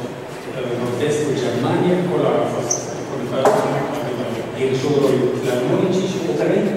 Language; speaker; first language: Romanian; non-native, fluent; German